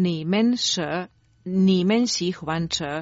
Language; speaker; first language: Chinese; non-native, learner; Croatian